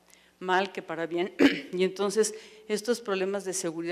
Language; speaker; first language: Spanish; native; Spanish